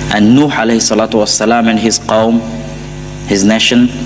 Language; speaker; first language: English; non-native, local second language; Bangla